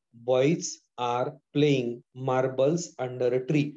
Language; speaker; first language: Hindi; non-native, local second language; Marathi